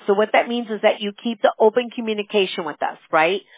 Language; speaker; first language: English; early bilingual, other home language; Spanish